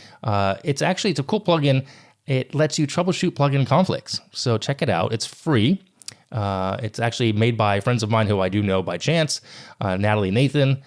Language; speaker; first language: English; native; English